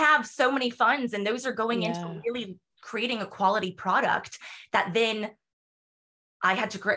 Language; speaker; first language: English; native; English